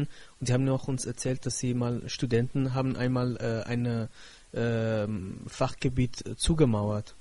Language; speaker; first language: German; non-native, fluent; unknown